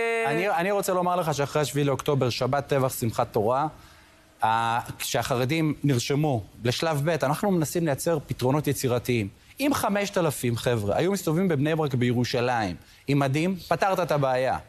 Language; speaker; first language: Hebrew; native; Hebrew